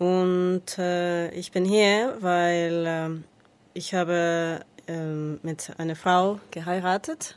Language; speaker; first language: German; non-native, learner; Spanish